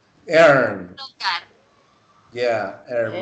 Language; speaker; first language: English; non-native, learner; Spanish